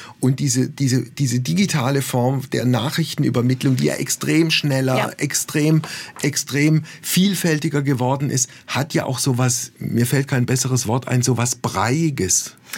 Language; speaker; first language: German; native; German